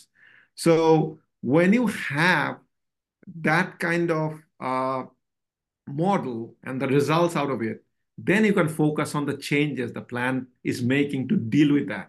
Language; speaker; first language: English; non-native, local second language; Bangla